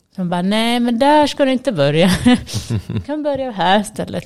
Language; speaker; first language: Swedish; early bilingual, other home language; Portuguese